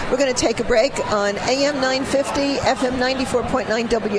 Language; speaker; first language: English; native; English